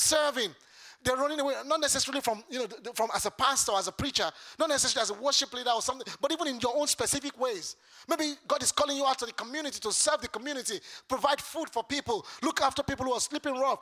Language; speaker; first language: English; non-native, local second language; Yoruba